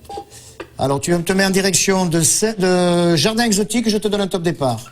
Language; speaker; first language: French; native; French